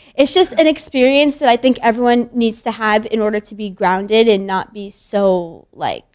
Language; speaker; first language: English; native; English